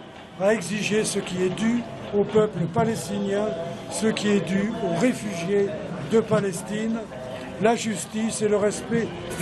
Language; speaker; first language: French; native; French